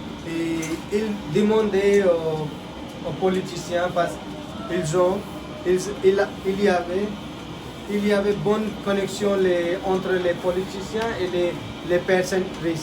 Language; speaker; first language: French; non-native, learner; Hindi